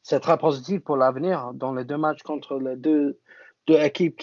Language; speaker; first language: French; non-native, fluent; English